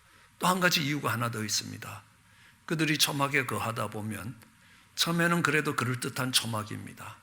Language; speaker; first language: Korean; native; Korean